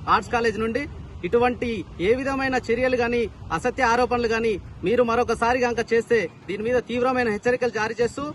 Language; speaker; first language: Telugu; native; Telugu